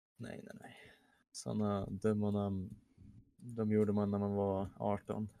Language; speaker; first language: Swedish; early bilingual, other home language; German